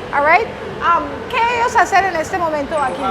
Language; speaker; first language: Spanish; non-native, learner; English